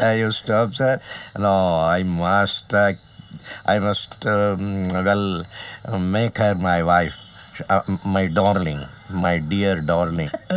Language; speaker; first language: English; non-native, local second language; Kannada